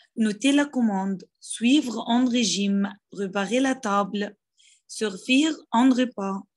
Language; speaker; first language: French; non-native, fluent; Arabic